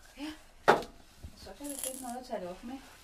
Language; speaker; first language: Danish; native; Danish